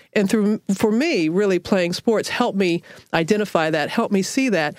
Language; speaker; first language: English; native; English